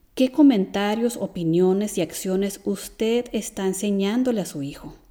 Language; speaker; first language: Spanish; early bilingual, heritage; Spanish